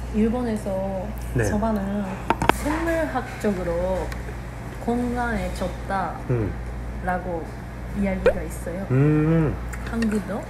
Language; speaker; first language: Korean; non-native, learner; Japanese